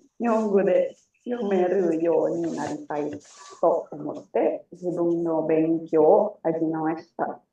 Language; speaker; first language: Japanese; non-native, learner; Indonesian